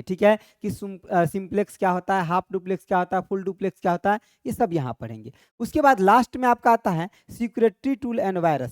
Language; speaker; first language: Hindi; native; Hindi